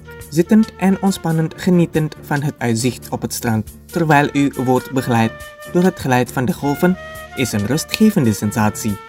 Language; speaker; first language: Dutch; non-native, fluent; Indonesian